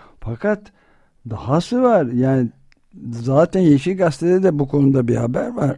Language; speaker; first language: Turkish; native; Turkish